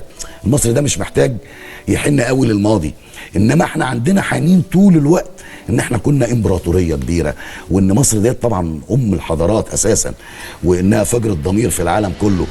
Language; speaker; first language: Arabic; native; Arabic